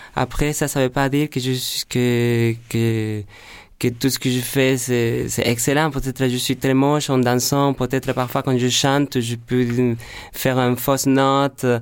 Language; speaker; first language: French; non-native, fluent; Spanish